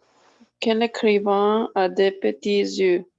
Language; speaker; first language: French; non-native, learner; Spanish